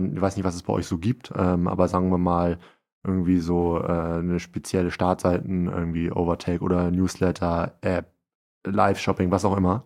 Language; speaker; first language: German; native; German